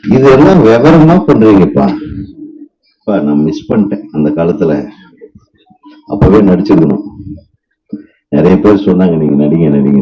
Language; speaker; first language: Tamil; native; Tamil